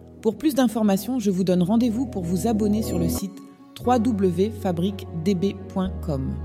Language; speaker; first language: French; native; French